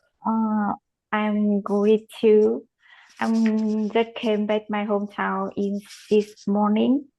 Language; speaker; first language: English; non-native, learner; Vietnamese